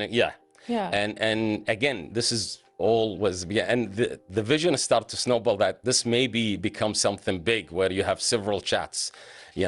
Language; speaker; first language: English; non-native, fluent; Arabic